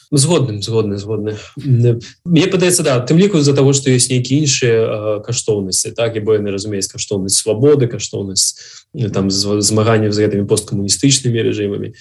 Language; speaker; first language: Belarusian; native; Belarusian